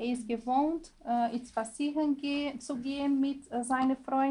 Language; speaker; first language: German; non-native, learner; Portuguese